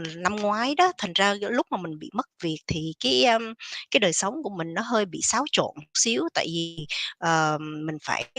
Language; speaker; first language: Vietnamese; native; Vietnamese